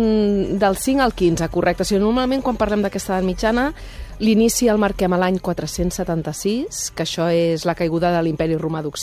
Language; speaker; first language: Catalan; native; Catalan